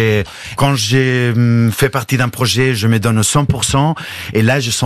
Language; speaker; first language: French; non-native, fluent; Spanish